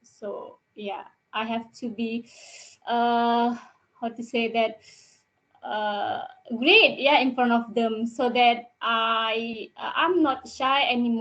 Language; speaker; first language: English; non-native, learner; Indonesian